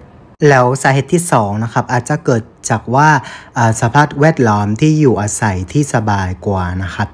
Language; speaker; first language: Thai; non-native, fluent; Vietnamese